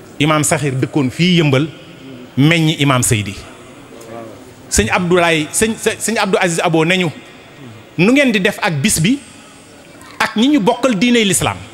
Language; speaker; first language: Wolof; native; Wolof